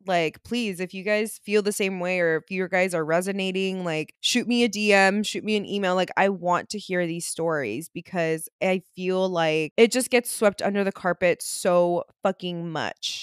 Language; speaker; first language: English; early bilingual, other home language; Spanish